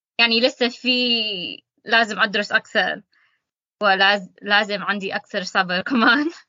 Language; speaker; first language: Arabic; non-native, learner; English